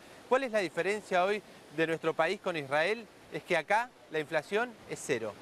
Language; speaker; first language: Spanish; native; Spanish